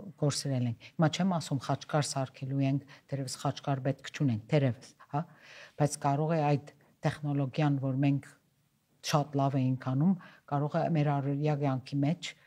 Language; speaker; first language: Armenian; early bilingual, heritage; Armenian